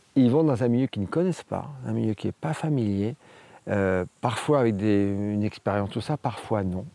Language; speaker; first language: French; native; French